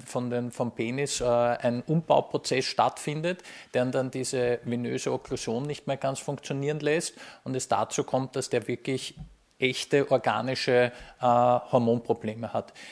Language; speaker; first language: German; native; German